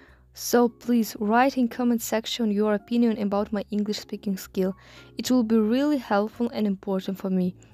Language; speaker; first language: English; non-native, learner; Russian